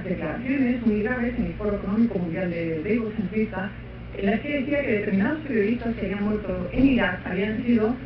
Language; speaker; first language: Spanish; native; Spanish